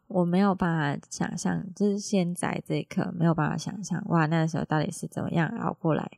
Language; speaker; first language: Chinese; non-native, local second language; Cantonese